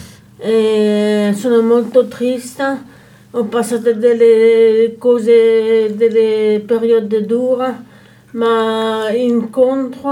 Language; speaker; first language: Italian; non-native, fluent; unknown